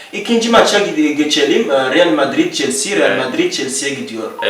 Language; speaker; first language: Turkish; non-native, learner; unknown